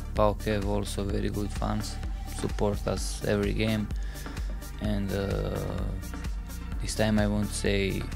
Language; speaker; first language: English; non-native, learner; Bosnian